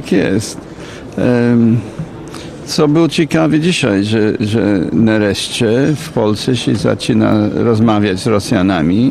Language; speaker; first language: Polish; non-native, fluent; English